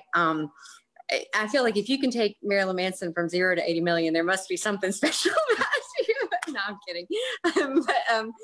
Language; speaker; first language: English; native; English